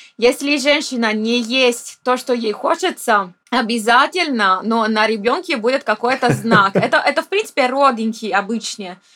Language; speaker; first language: Russian; non-native, fluent; Italian